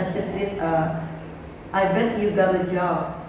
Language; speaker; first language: English; non-native, learner; Indonesian